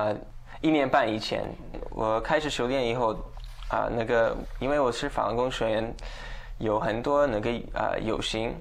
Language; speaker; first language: Chinese; non-native, fluent; English